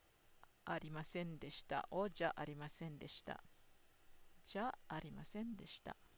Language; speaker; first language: Japanese; non-native, fluent; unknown